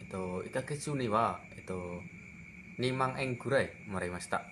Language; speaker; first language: Japanese; non-native, learner; Indonesian